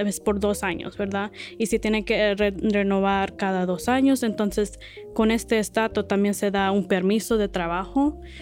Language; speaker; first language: Spanish; early bilingual, heritage; Spanish